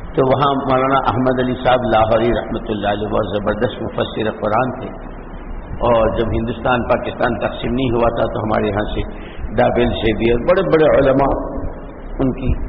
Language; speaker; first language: Urdu; native; Urdu